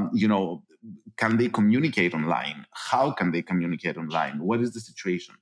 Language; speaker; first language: English; non-native, fluent; Greek